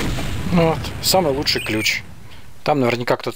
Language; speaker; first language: Russian; native; Russian